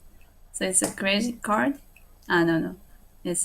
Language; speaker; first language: English; non-native, learner; Japanese